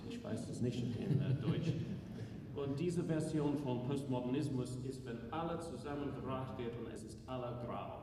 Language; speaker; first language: German; non-native, learner; English